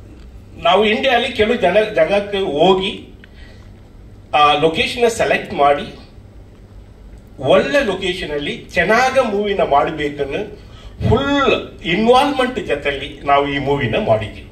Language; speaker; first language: Kannada; non-native, learner; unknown